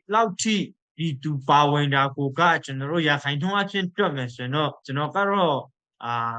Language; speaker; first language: Burmese; non-native, local second language; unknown